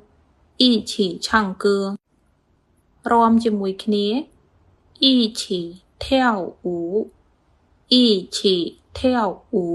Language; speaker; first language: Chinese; non-native, fluent; Khmer